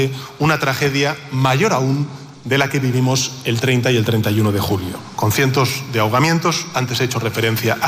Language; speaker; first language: Spanish; native; Spanish